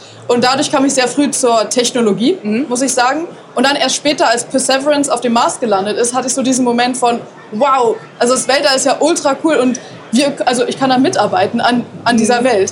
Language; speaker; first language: German; native; German